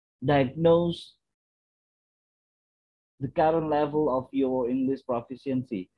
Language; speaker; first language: English; non-native, fluent; Indonesian